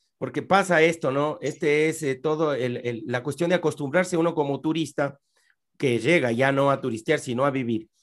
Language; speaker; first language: Spanish; native; Spanish